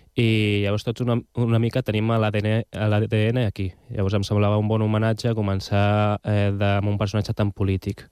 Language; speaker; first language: Catalan; non-native, local second language; Spanish